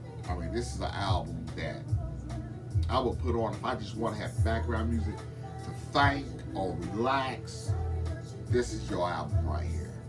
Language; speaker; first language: English; native; English